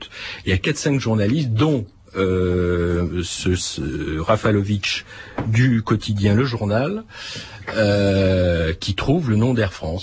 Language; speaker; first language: French; native; French